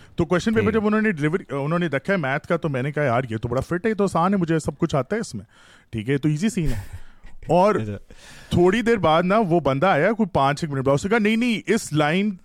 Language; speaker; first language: Urdu; native; Urdu